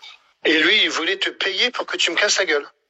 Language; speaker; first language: French; native; French